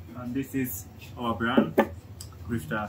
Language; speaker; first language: English; non-native, learner; Japanese